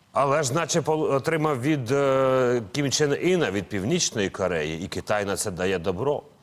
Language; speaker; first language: Ukrainian; native; Ukrainian